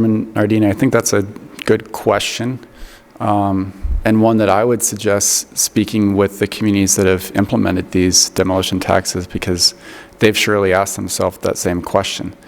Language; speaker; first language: English; native; English